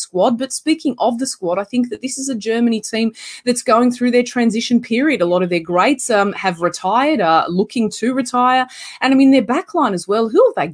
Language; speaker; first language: English; native; English